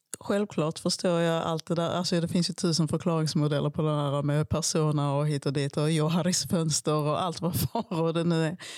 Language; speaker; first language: Swedish; native; Swedish